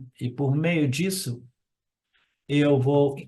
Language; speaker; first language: Portuguese; native; Portuguese